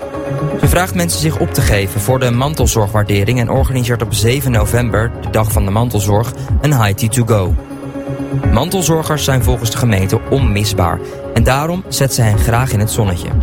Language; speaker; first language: Dutch; native; Dutch